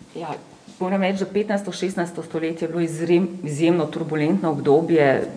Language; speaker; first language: Slovenian; native; Slovenian